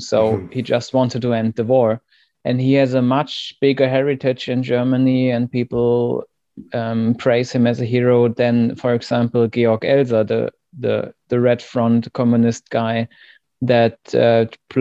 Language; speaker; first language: English; non-native, fluent; German